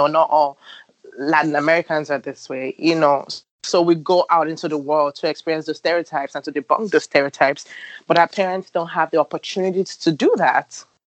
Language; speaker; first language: English; non-native, local second language; Yoruba